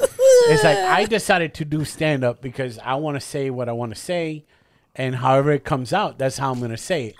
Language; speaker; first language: English; non-native, local second language; Spanish